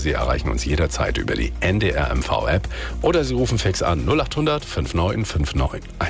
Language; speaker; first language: German; native; German